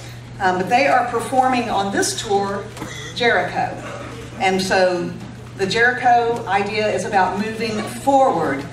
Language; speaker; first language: English; native; English